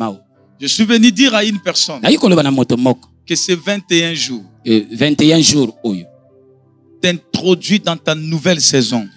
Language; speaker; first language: French; non-native, local second language; Lingala